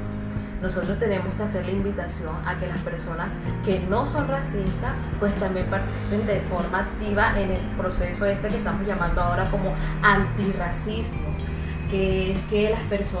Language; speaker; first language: Spanish; native; Spanish